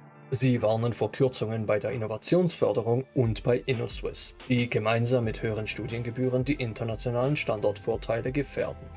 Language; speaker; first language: German; native; German